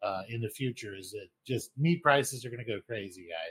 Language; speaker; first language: English; native; English